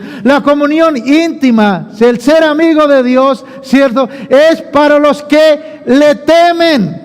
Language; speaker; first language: Spanish; native; Spanish